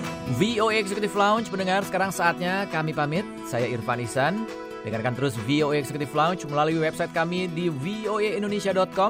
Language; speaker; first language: Indonesian; native; Indonesian